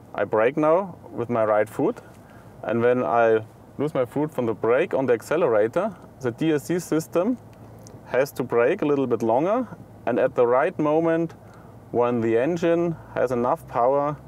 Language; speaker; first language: English; non-native, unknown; German